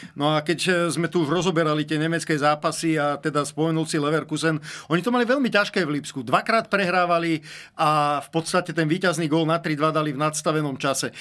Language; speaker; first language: Slovak; native; Slovak